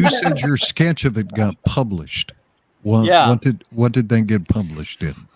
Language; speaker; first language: English; native; English